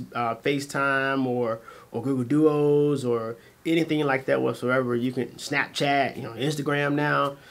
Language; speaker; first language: English; native; English